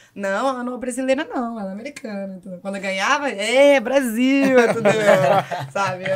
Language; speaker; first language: Portuguese; early bilingual, heritage; English